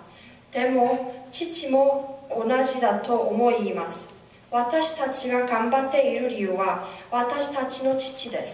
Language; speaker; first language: Japanese; non-native, learner; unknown